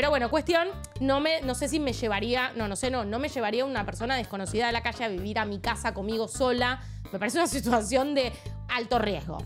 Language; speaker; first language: Spanish; native; Spanish